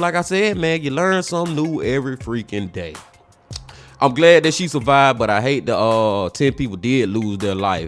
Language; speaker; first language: English; native; English